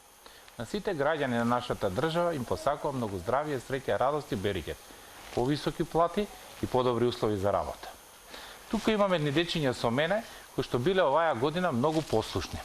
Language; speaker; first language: Macedonian; native; Macedonian